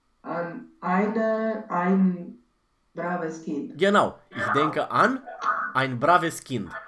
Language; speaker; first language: German; non-native, fluent; Romanian